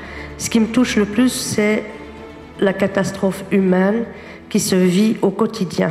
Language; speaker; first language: French; native; French